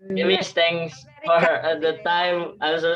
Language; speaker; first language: English; non-native, learner; Indonesian